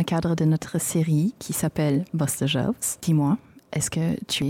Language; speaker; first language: French; non-native, local second language; Luxembourgish